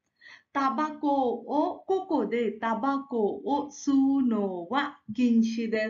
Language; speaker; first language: Japanese; non-native, fluent; Marathi